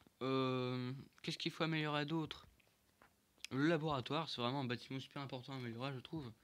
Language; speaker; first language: French; native; French